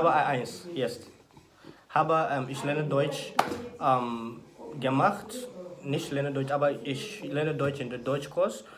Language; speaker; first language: German; non-native, learner; Yoruba